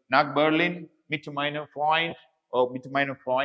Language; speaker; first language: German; non-native, fluent; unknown